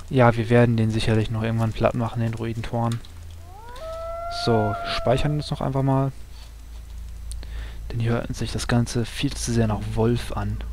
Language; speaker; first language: German; native; German